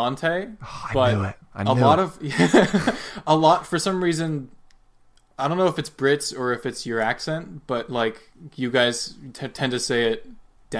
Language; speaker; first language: English; native; English